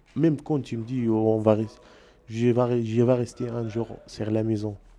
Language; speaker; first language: French; non-native, learner; Arabic